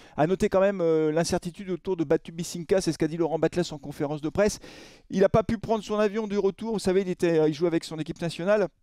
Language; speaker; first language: French; native; French